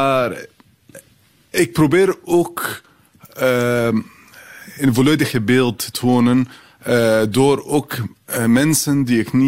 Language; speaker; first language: Dutch; non-native, fluent; Arabic